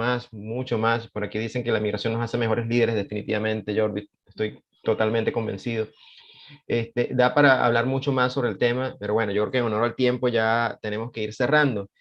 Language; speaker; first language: Spanish; native; Spanish